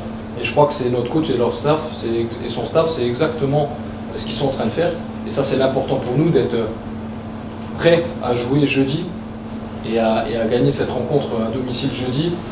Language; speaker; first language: French; native; French